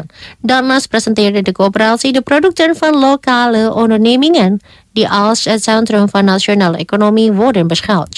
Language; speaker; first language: Dutch; non-native, fluent; Indonesian